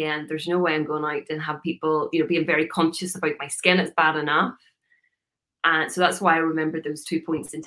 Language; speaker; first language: English; native; English